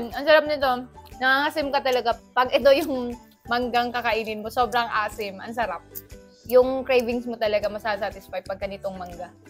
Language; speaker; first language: Filipino; non-native, local second language; Cebuano